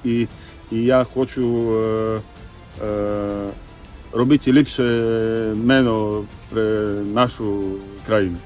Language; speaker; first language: Ukrainian; non-native, learner; Slovak